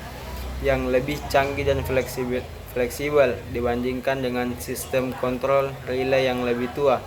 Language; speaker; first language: Indonesian; native; Indonesian